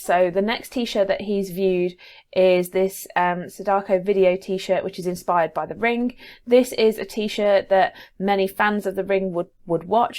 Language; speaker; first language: English; native; English